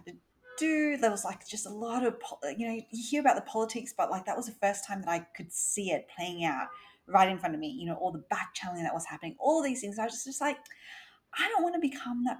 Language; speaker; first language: English; native; English